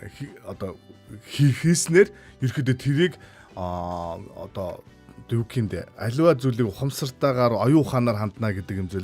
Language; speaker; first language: Mongolian; native; Mongolian